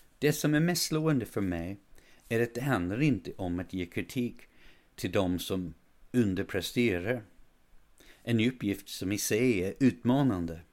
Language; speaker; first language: Swedish; non-native, fluent; English